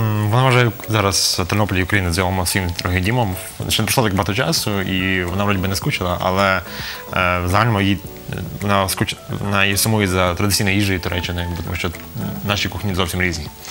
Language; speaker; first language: Ukrainian; native; Ukrainian